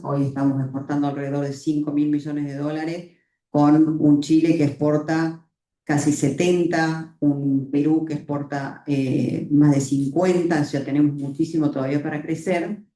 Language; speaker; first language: Spanish; native; Spanish